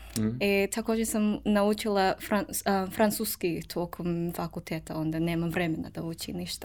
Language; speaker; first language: Serbian; non-native, learner; English